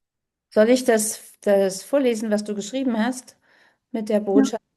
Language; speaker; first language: German; native; German